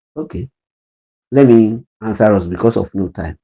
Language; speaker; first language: English; non-native, local second language; Yoruba